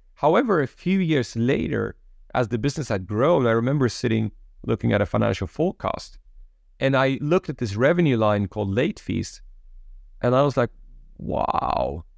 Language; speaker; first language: English; early bilingual, other home language; Polish